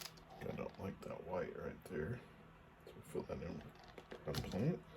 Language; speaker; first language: English; native; English